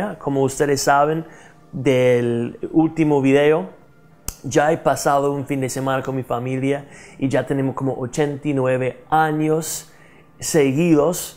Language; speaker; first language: Spanish; non-native, fluent; English